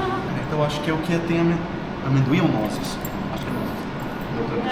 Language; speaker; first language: Portuguese; early bilingual, heritage; Arabic